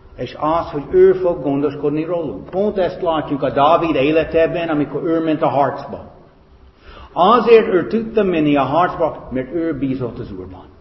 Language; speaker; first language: Hungarian; non-native, fluent; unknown